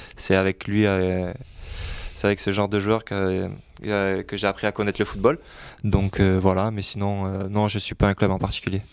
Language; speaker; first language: French; native; French